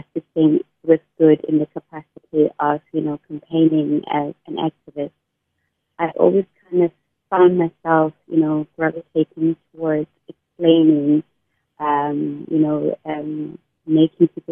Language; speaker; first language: English; non-native, local second language; Xhosa